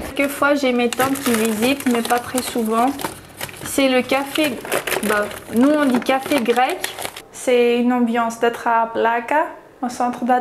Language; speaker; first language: French; early bilingual, heritage; French